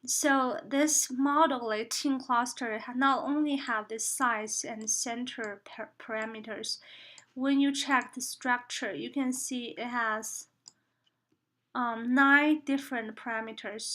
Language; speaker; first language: English; non-native, fluent; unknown